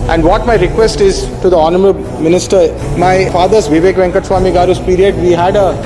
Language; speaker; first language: English; non-native, local second language; Telugu